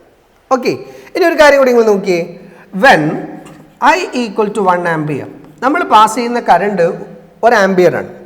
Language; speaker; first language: Malayalam; native; Malayalam